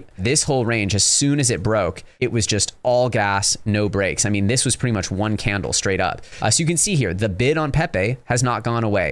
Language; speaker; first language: English; native; English